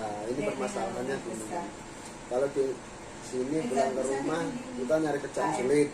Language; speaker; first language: Indonesian; non-native, local second language; Javanese